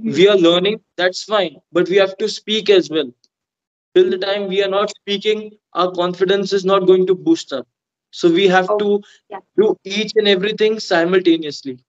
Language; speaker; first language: English; non-native, local second language; Hindi